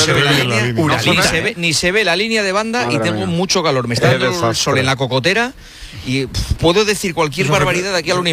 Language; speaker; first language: Spanish; native; Spanish